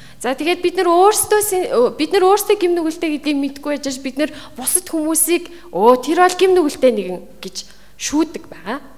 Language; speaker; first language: Mongolian; native; Mongolian